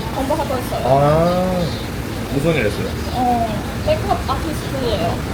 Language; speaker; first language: Korean; non-native, learner; Chinese